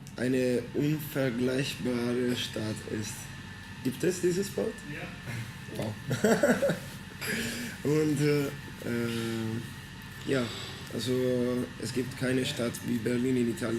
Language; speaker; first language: German; non-native, fluent; Italian